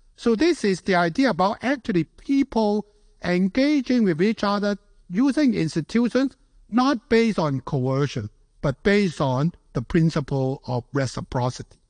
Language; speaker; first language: English; non-native, local second language; Cantonese